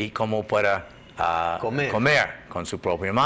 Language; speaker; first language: Spanish; non-native, learner; English